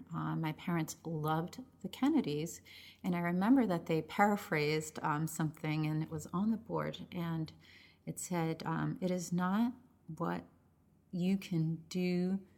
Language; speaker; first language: English; early bilingual, other home language; Spanish